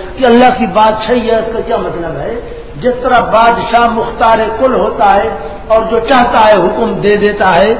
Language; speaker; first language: Urdu; non-native, local second language; Punjabi